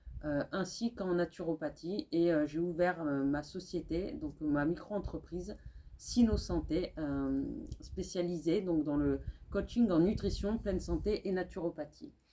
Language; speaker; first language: French; native; French